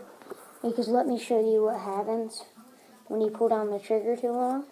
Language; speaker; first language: English; native; English